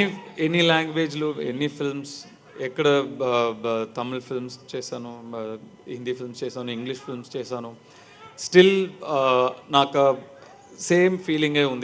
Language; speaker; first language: Telugu; non-native, learner; Tamil